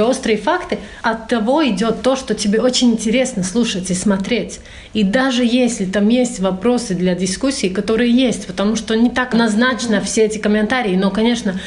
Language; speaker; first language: Russian; non-native, fluent; Latvian